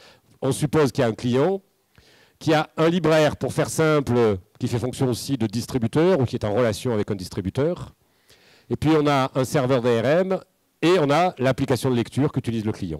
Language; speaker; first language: French; native; French